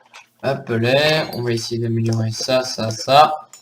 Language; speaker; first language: French; native; French